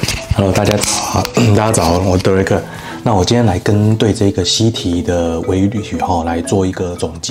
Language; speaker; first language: Chinese; native; Chinese